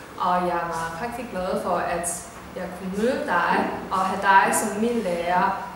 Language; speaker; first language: Danish; non-native, fluent; Chinese